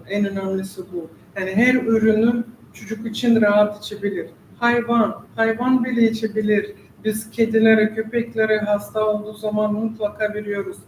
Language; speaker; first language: Turkish; non-native, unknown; Russian